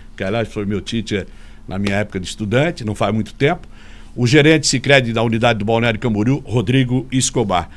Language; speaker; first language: Portuguese; native; Portuguese